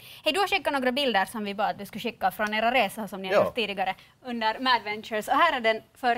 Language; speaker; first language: Swedish; native; Swedish